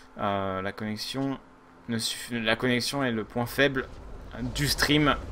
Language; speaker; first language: French; native; French